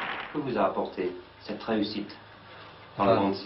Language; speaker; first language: French; native; French